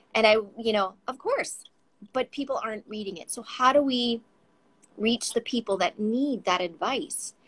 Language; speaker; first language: English; native; English